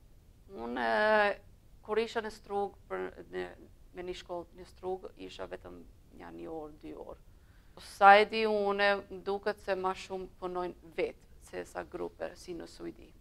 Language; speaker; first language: Albanian; early bilingual, heritage; Albanian